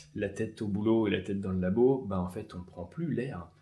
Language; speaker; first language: French; native; French